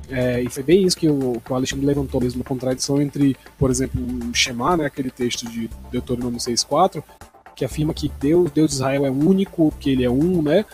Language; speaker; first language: Portuguese; native; Portuguese